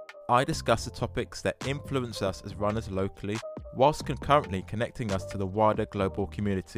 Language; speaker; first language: English; native; English